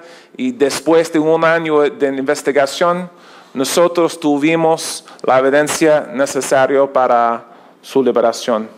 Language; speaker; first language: Spanish; non-native, learner; English